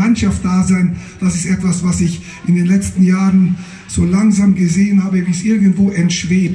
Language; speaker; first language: German; native; German